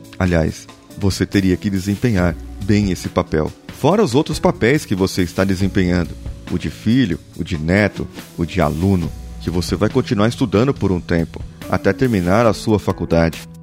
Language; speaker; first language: Portuguese; native; Portuguese